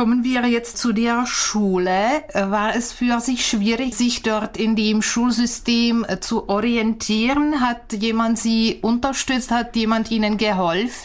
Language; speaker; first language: German; non-native, fluent; Czech